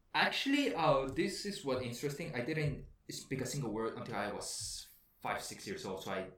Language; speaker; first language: English; early bilingual, heritage; Spanish